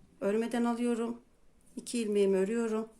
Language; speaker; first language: Turkish; native; Turkish